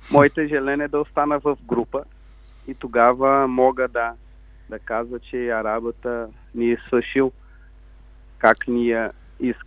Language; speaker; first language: Bulgarian; non-native, learner; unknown